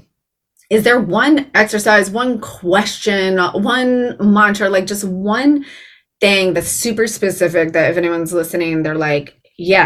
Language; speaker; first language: English; native; English